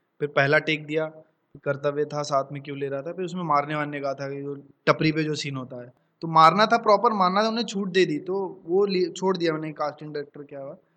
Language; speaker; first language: Hindi; native; Hindi